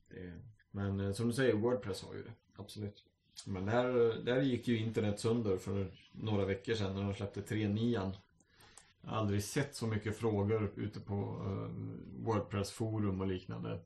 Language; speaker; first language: Swedish; native; Swedish